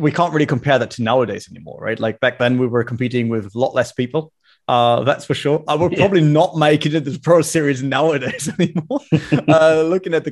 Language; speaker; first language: English; non-native, fluent; German